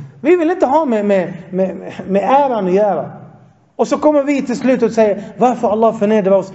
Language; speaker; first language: Swedish; non-native, fluent; Arabic